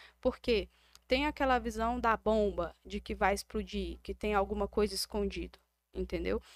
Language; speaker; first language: Portuguese; native; Portuguese